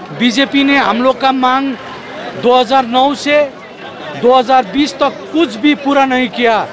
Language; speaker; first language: Hindi; non-native, local second language; Nepali